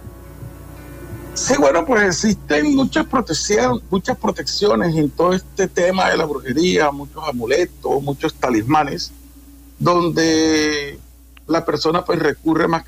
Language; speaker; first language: Spanish; native; Spanish